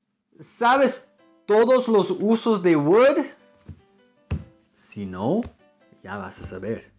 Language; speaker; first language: Spanish; non-native, fluent; English